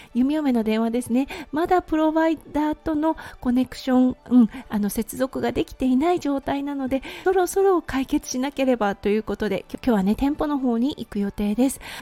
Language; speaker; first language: Japanese; native; Japanese